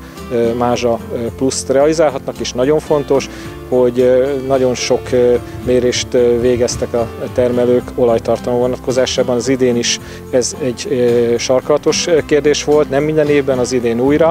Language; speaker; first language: Hungarian; native; Hungarian